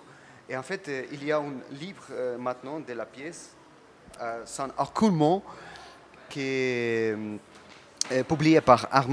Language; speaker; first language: French; non-native, learner; Russian